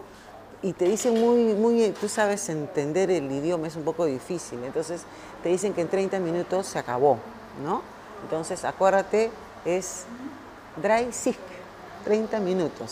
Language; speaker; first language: Spanish; native; Spanish